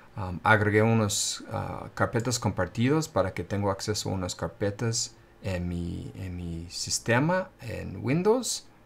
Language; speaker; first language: Spanish; non-native, fluent; English